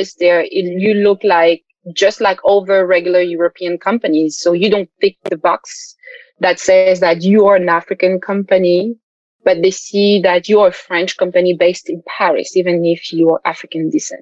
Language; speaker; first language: English; non-native, local second language; French